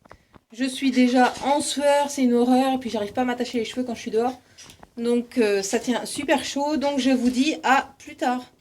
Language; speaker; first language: French; native; French